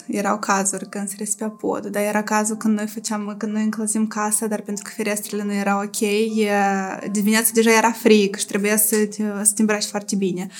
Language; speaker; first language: Romanian; native; Romanian